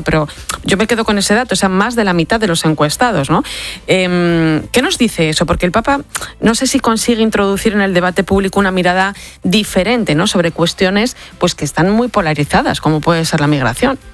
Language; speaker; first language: Spanish; native; Spanish